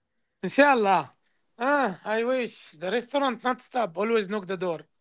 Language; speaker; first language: English; non-native, learner; Arabic